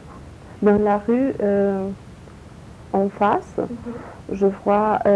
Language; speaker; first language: French; non-native, learner; Polish